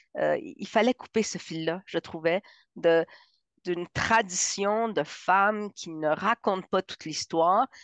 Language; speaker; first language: French; early bilingual, other home language; Spanish